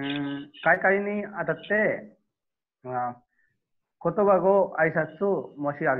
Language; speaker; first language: Japanese; non-native, learner; Hindi